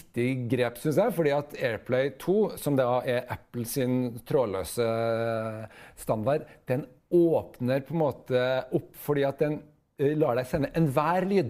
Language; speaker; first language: Norwegian; native; Norwegian